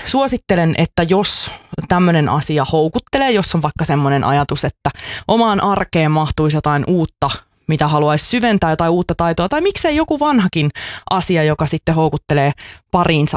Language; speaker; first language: Finnish; native; Finnish